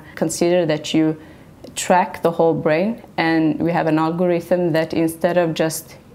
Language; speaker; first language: English; non-native, fluent; Swedish